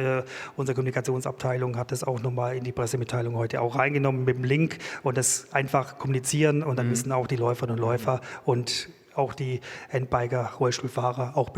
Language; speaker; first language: German; native; German